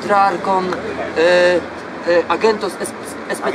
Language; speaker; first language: Spanish; non-native, learner; Polish